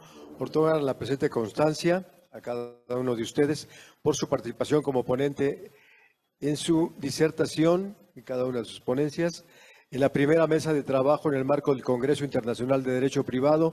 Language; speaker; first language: Spanish; native; Spanish